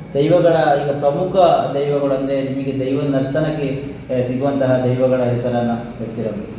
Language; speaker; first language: Kannada; native; Kannada